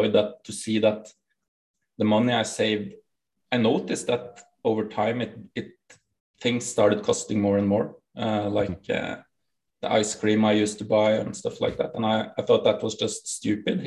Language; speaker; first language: English; non-native, fluent; Norwegian